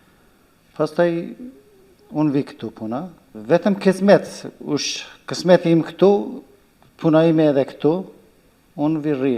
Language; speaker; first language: Albanian; non-native, learner; Turkish